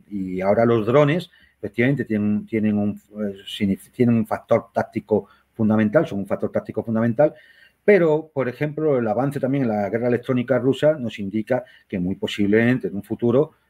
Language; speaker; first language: Spanish; native; Spanish